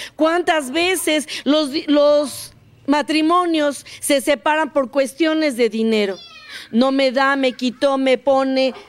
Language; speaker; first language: Spanish; native; Spanish